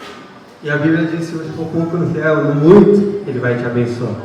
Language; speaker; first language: Portuguese; native; Portuguese